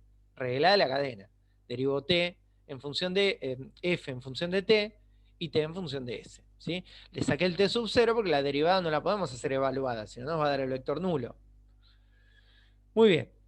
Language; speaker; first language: Spanish; native; Spanish